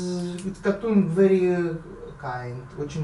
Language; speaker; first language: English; non-native, learner; Russian